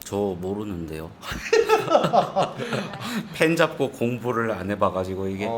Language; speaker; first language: Korean; native; Korean